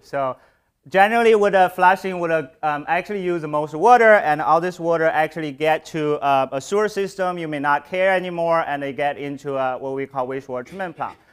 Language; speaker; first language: English; non-native, fluent; Chinese